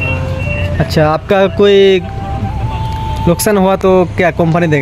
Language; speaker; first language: Hindi; non-native, local second language; Bangla